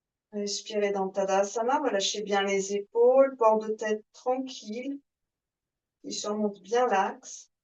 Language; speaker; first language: French; native; French